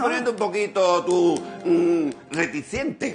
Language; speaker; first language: Spanish; native; Spanish